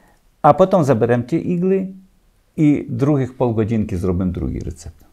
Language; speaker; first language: Polish; non-native, learner; Ukrainian